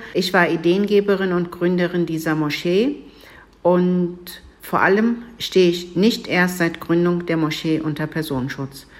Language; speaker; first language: German; early bilingual, other home language; Turkish